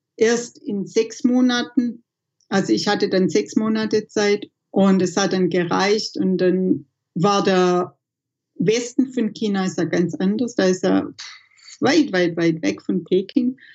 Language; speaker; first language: German; native; German